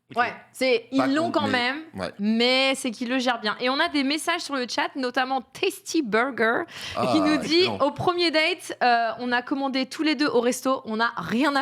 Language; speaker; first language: French; native; French